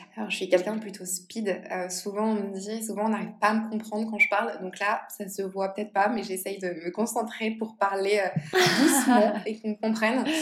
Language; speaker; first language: French; native; French